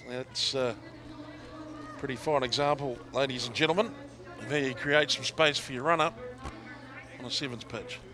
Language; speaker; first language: English; native; English